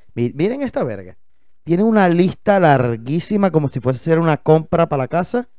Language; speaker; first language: Spanish; native; Spanish